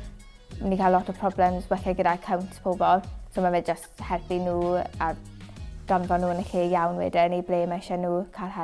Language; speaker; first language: Welsh; native; Welsh